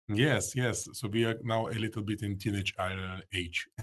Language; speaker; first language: English; non-native, fluent; Russian